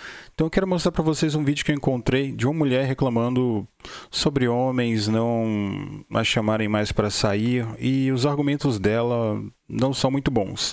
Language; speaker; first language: Portuguese; native; Portuguese